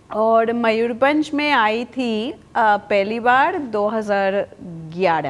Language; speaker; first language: Hindi; non-native, fluent; Spanish